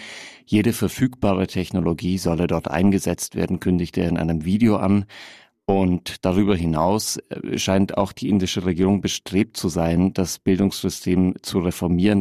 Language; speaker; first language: German; native; German